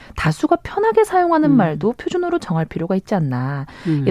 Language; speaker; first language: Korean; native; Korean